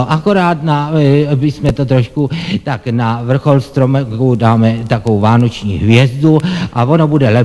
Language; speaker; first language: Czech; native; Czech